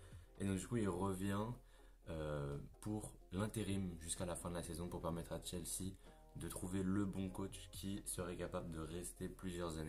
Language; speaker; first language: French; native; French